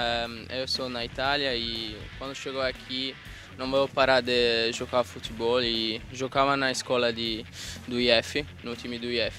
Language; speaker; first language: Portuguese; non-native, learner; Italian